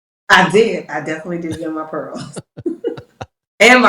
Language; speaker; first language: English; native; English